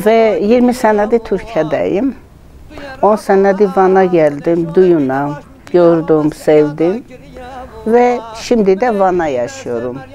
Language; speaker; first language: Turkish; non-native, learner; Armenian